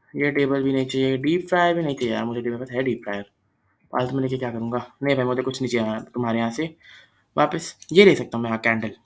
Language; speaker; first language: Hindi; native; Hindi